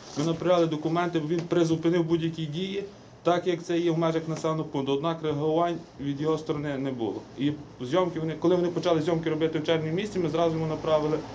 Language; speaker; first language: Ukrainian; native; Ukrainian